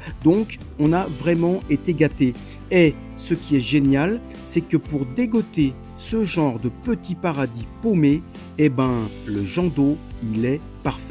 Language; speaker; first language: French; native; French